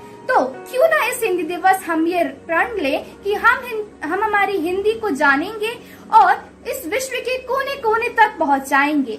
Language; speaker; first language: Hindi; native; Hindi